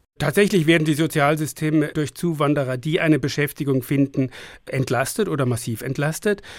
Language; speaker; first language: German; native; German